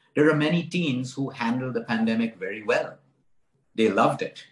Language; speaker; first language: English; non-native, local second language; Konkani